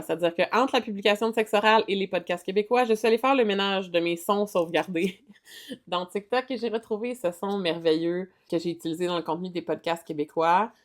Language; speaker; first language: French; native; French